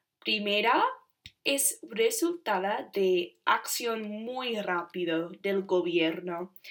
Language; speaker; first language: Spanish; non-native, learner; English